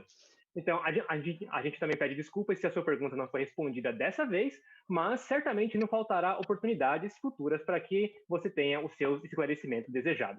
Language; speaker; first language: Portuguese; native; Portuguese